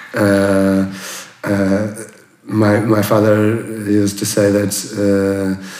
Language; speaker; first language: English; non-native, fluent; Portuguese